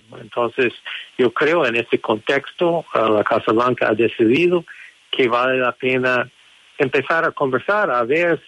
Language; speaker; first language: Spanish; non-native, fluent; English